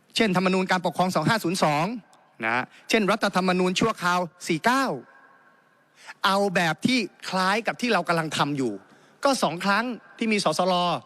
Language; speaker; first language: Thai; native; Thai